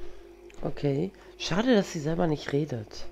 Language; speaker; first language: German; native; German